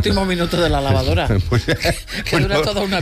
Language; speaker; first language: Spanish; native; Spanish